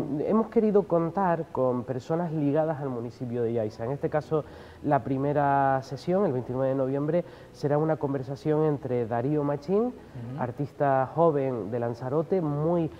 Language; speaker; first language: Spanish; native; Spanish